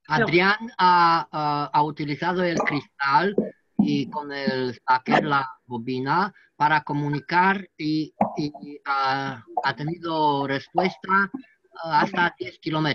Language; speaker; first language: Spanish; non-native, learner; French